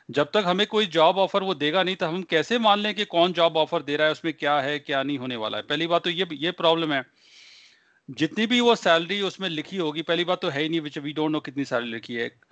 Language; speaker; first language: Hindi; non-native, local second language; Punjabi